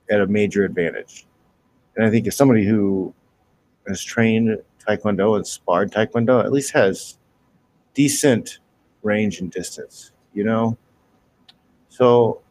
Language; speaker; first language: English; native; English